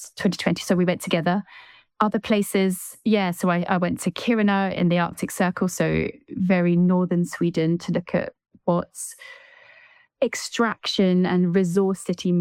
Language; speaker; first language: English; native; English